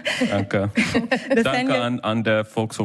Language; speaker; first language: German; non-native, learner; English